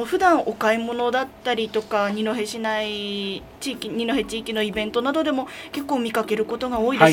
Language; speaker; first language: Japanese; native; Japanese